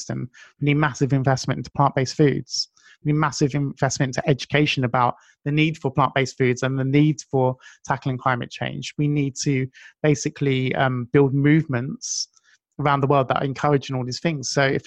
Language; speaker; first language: English; native; English